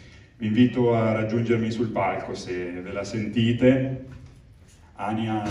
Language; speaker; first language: Italian; native; Italian